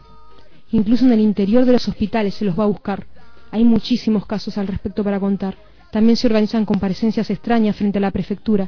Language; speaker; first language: Spanish; native; Spanish